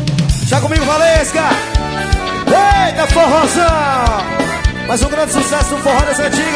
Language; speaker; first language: Portuguese; native; Portuguese